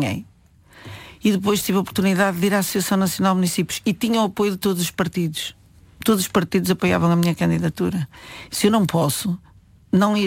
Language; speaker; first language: Portuguese; native; Portuguese